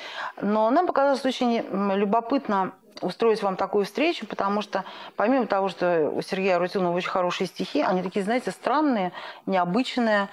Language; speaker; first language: Russian; native; Russian